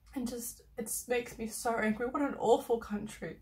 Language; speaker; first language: English; native; English